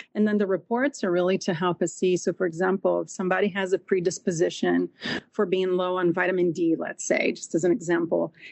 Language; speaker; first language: English; non-native, fluent; Portuguese